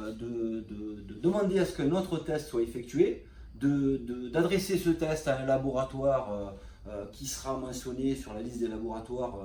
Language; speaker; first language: French; native; French